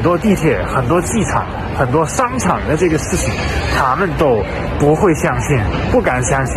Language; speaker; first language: Chinese; non-native, fluent; German